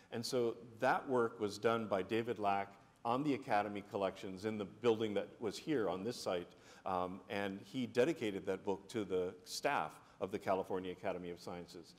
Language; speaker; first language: English; native; English